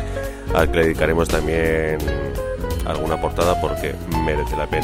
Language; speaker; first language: Spanish; native; Spanish